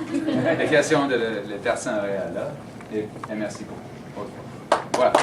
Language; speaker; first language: French; non-native, learner; English